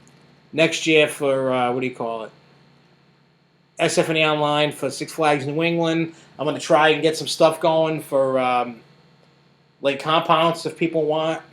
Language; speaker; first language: English; native; English